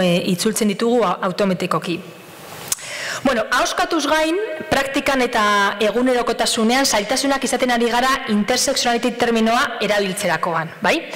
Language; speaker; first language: Basque; non-native, fluent; Spanish